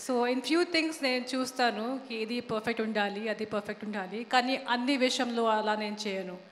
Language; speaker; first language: Telugu; non-native, fluent; Hindi